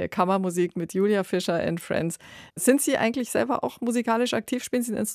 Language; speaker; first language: German; native; German